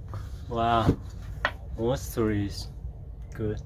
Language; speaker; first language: English; non-native, learner; Korean